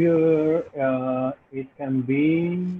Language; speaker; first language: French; non-native, learner; Spanish